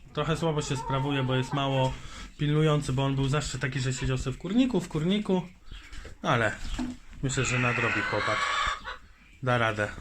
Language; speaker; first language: Polish; native; Polish